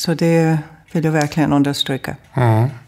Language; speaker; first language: Swedish; non-native, fluent; German